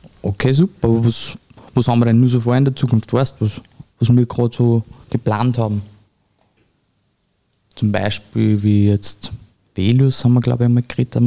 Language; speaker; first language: German; native; German